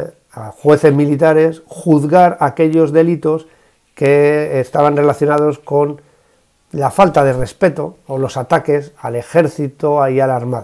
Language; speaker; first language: Spanish; native; Spanish